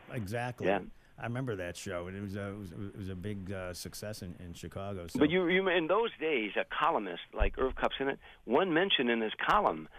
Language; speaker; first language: English; native; English